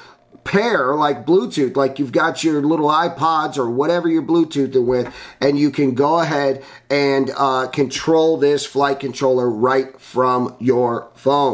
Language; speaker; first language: English; native; English